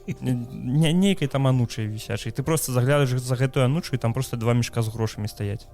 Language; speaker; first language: Belarusian; native; Belarusian